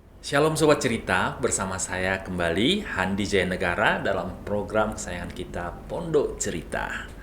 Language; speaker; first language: Indonesian; native; Indonesian